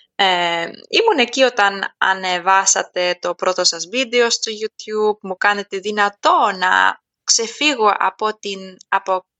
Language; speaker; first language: Greek; non-native, fluent; German